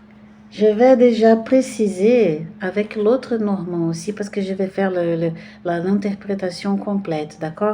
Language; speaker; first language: French; non-native, fluent; Portuguese